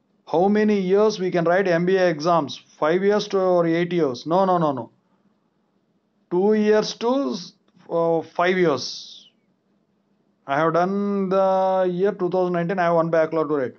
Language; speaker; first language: English; non-native, local second language; Telugu